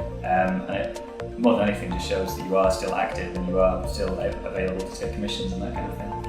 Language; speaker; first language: English; native; English